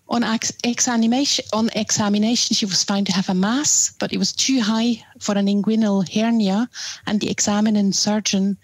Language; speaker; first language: English; non-native, fluent; German